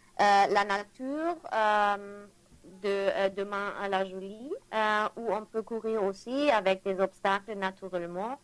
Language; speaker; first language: French; non-native, learner; German